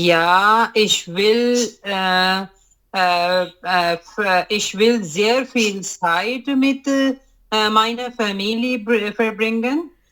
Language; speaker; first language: German; non-native, learner; Urdu